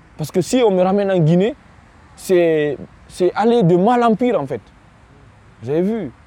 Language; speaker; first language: French; non-native, local second language; Fula